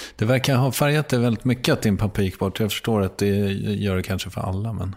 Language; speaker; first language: Swedish; native; Swedish